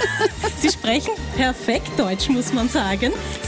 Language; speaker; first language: German; native; German